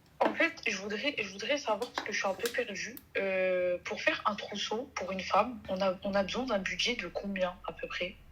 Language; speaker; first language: French; early bilingual, other home language; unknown